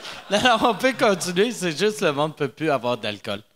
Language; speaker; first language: French; native; French